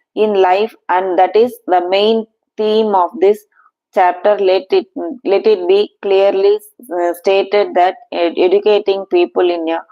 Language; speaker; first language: English; non-native, local second language; Tamil